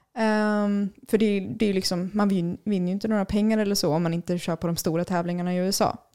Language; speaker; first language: Swedish; native; Swedish